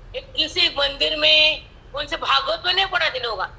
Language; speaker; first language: Hindi; non-native, local second language; Marathi